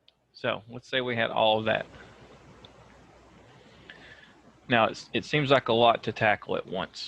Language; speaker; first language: English; native; English